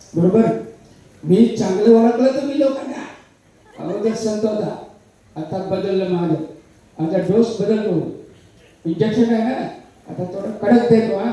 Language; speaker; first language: Marathi; non-native, fluent; Sinhala